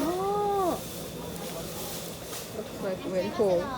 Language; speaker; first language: English; non-native, learner; Japanese